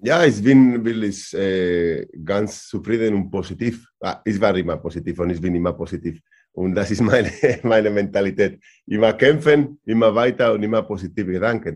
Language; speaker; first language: German; non-native, learner; Spanish